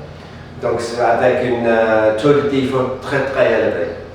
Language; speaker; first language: French; non-native, fluent; English